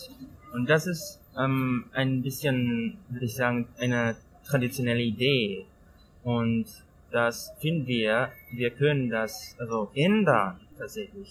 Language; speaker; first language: German; non-native, learner; Thai